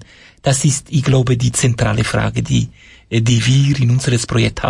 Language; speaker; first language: German; non-native, fluent; Italian